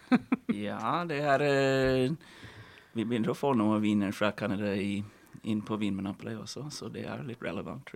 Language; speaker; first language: Norwegian; non-native, fluent; English